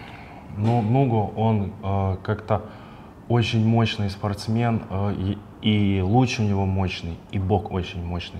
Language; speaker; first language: Russian; native; Russian